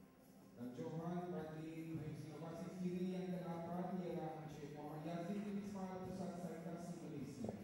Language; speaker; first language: Malay; native; Malay